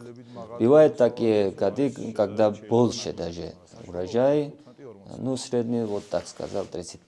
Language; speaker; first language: Russian; non-native, fluent; Georgian